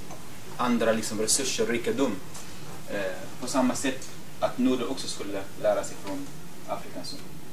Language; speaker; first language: Swedish; non-native, fluent; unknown